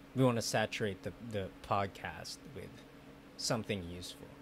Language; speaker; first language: English; early bilingual, other home language; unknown